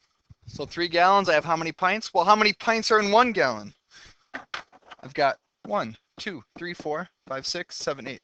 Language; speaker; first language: English; native; English